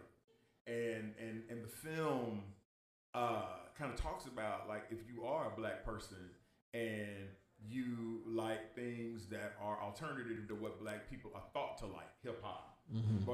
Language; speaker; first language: English; native; English